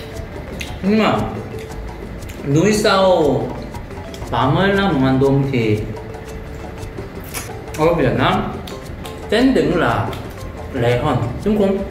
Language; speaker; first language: Vietnamese; non-native, learner; Korean